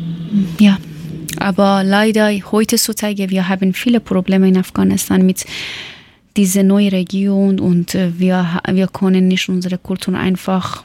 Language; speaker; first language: German; non-native, learner; Persian